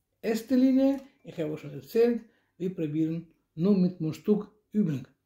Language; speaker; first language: German; non-native, learner; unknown